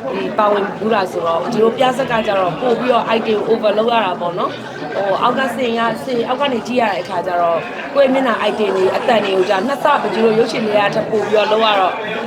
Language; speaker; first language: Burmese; non-native, local second language; Mon